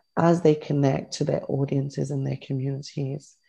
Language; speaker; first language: English; native; English